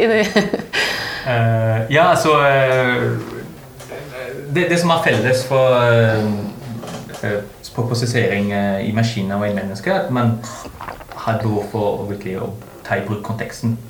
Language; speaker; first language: Norwegian; non-native, fluent; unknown